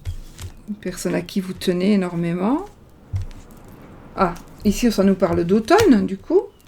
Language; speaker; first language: French; native; French